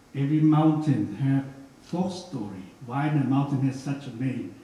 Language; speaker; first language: English; non-native, fluent; Hmong